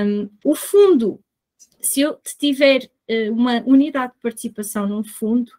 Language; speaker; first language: Portuguese; native; Portuguese